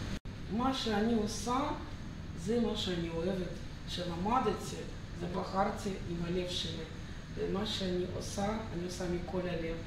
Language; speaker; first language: Hebrew; non-native, fluent; Russian